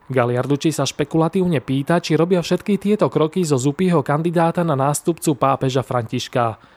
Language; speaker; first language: Slovak; native; Slovak